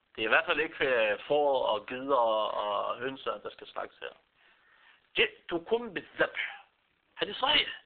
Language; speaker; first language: Danish; non-native, fluent; Arabic